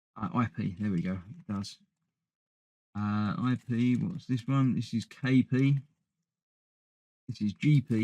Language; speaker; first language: English; native; English